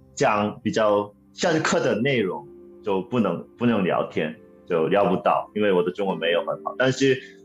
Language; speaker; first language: Chinese; non-native, fluent; Korean